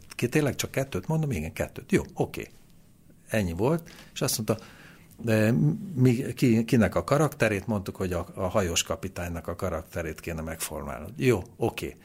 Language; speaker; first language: Hungarian; native; Hungarian